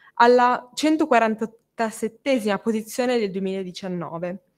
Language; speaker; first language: Italian; native; Italian